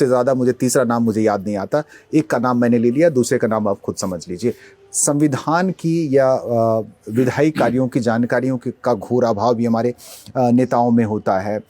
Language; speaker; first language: Hindi; native; Hindi